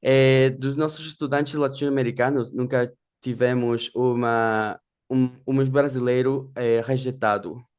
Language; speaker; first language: Portuguese; non-native, fluent; Spanish